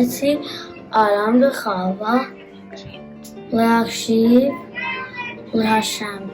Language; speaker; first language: Hebrew; non-native, learner; English